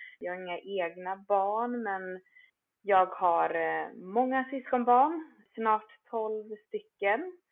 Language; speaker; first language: Swedish; native; Swedish